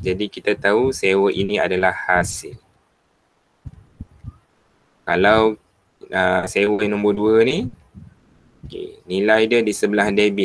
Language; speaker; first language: Malay; native; Malay